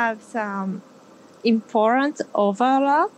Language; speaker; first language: English; non-native, learner; Japanese